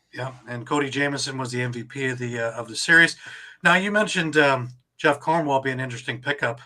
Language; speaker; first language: English; native; English